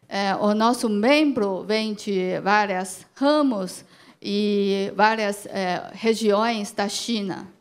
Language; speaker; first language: Portuguese; non-native, learner; Chinese